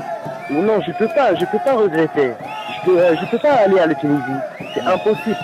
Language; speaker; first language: French; non-native, local second language; Arabic